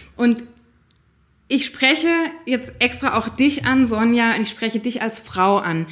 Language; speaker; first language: German; native; German